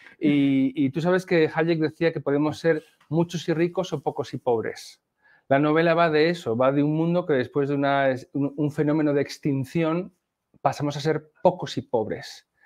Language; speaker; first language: Spanish; native; Spanish